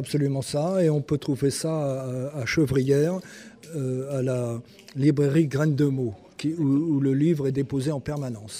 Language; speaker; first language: French; native; French